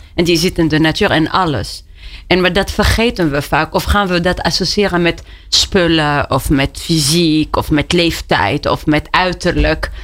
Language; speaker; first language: Dutch; non-native, fluent; Arabic